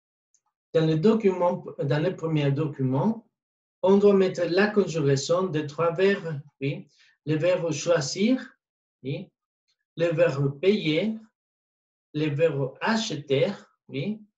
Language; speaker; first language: French; non-native, learner; Spanish